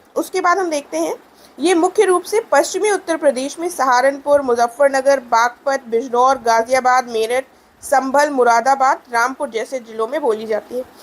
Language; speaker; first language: Hindi; native; Hindi